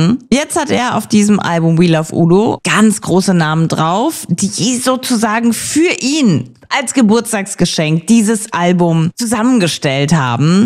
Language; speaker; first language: German; native; German